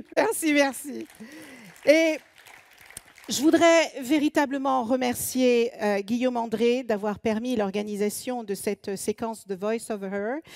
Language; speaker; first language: French; native; French